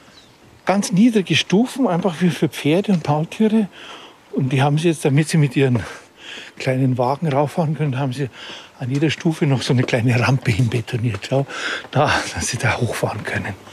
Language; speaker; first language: German; native; German